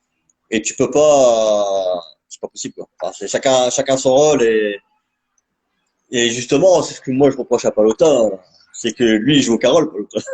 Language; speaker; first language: French; native; French